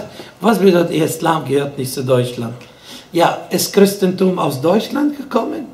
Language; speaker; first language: German; non-native, fluent; Arabic